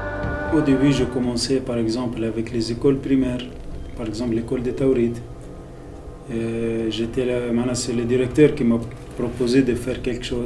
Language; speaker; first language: French; non-native, local second language; Arabic